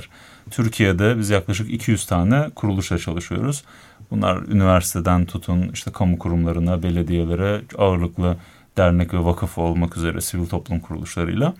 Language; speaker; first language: Turkish; native; Turkish